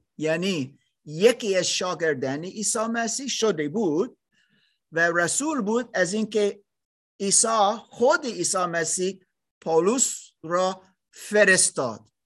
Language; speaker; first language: Persian; non-native, learner; German